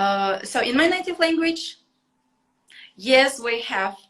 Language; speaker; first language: English; non-native, fluent; Kazakh